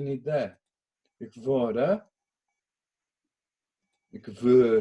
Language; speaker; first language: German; non-native, fluent; English